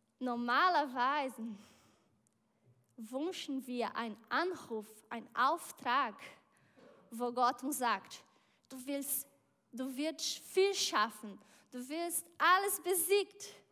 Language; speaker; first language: German; non-native, learner; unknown